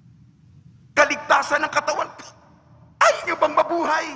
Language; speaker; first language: Filipino; native; Filipino